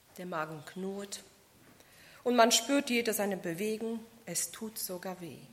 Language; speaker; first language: German; non-native, fluent; Polish